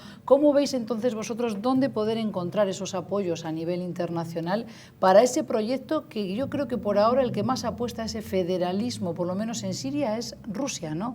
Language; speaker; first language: Spanish; native; Spanish